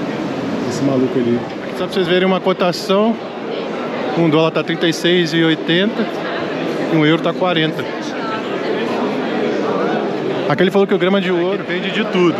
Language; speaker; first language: Portuguese; native; Portuguese